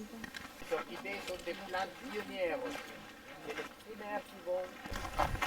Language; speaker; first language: French; non-native, fluent; Spanish